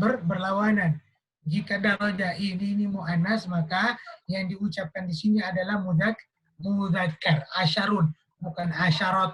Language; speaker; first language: Indonesian; native; Indonesian